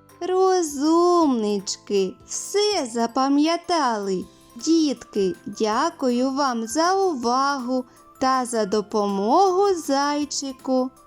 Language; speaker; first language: Ukrainian; native; Ukrainian